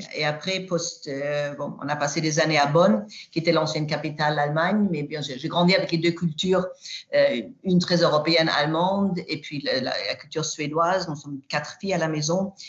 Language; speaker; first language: French; non-native, fluent; Swedish